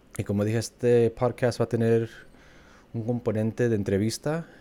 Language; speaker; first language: Spanish; early bilingual, heritage; Spanish